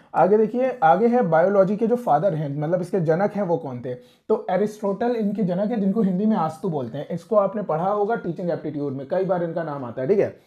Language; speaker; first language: Hindi; non-native, local second language; Punjabi